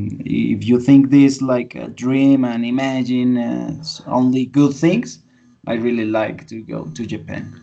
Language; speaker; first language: English; non-native, learner; Spanish